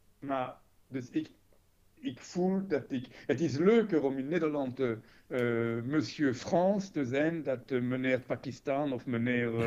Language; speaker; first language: Dutch; non-native, fluent; French